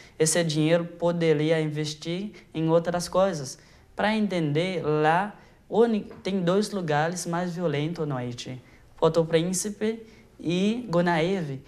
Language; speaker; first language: Portuguese; non-native, fluent; Haitian Creole